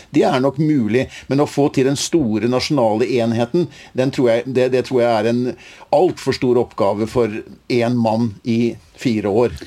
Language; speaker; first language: Norwegian; native; Norwegian